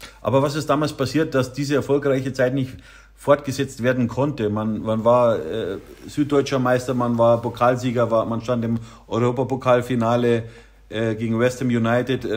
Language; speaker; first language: German; native; German